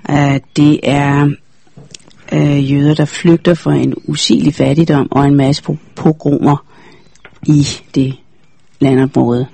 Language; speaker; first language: Danish; native; Danish